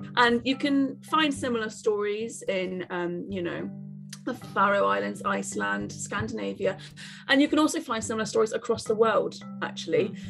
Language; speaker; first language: English; native; English